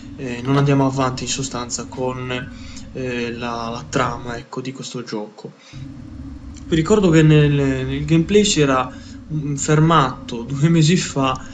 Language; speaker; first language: Italian; native; Italian